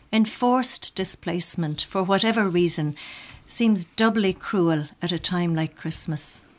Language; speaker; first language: English; native; English